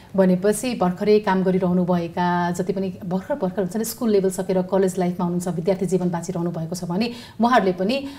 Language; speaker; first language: Nepali; native; Nepali